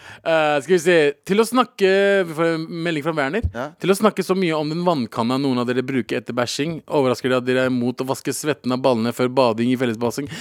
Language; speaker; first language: Norwegian; early bilingual, other home language; Kurdish